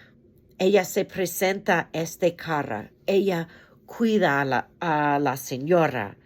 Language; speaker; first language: Spanish; non-native, fluent; English